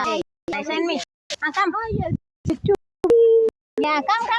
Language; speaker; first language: English; non-native, learner; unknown